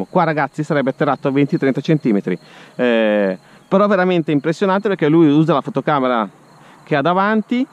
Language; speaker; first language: Italian; native; Italian